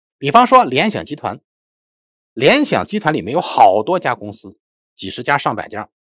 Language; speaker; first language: Chinese; native; Chinese